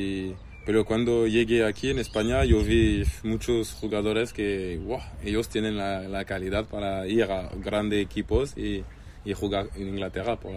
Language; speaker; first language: Spanish; non-native, learner; French